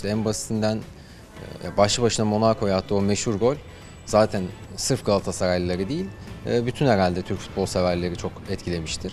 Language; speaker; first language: Turkish; native; Turkish